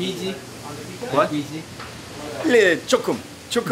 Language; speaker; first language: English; non-native, learner; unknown